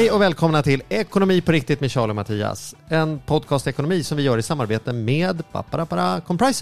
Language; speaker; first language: Swedish; native; Swedish